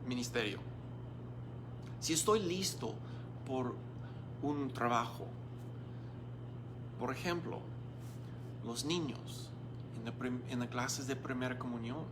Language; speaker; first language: Spanish; non-native, learner; English